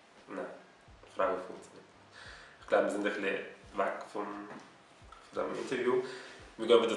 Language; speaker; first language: German; native; German